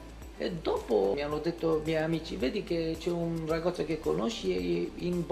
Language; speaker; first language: Italian; non-native, fluent; Romanian